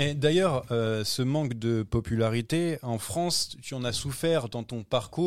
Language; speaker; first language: French; native; French